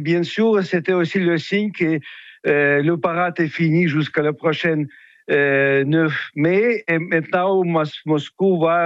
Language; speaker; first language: French; non-native, fluent; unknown